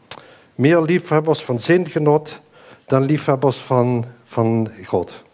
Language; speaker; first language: Dutch; native; Dutch